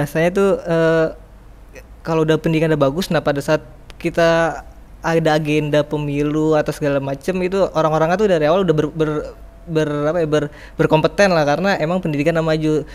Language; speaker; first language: Indonesian; native; Indonesian